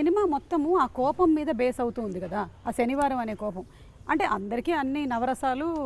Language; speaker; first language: Telugu; native; Telugu